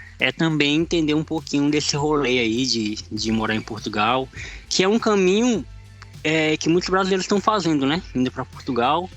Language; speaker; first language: Portuguese; native; Portuguese